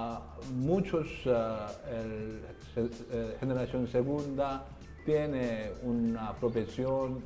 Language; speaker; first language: Spanish; non-native, learner; Korean